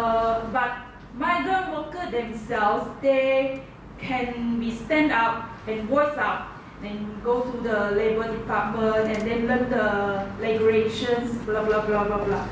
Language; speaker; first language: English; non-native, learner; Indonesian